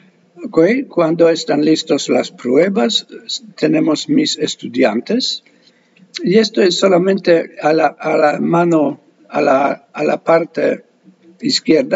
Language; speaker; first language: Spanish; non-native, fluent; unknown